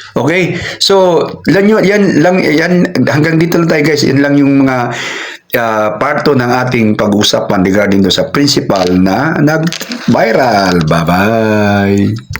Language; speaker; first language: Filipino; non-native, local second language; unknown